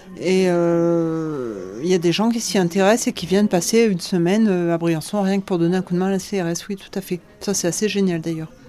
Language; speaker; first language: French; native; French